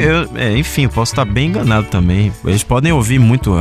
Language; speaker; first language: Portuguese; native; Portuguese